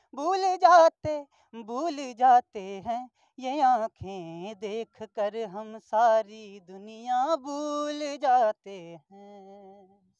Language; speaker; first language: Hindi; native; Hindi